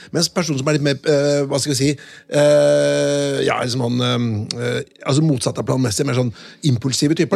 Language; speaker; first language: Norwegian; native; Norwegian